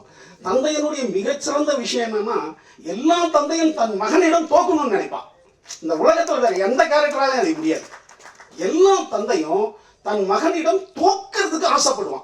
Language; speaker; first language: Tamil; native; Tamil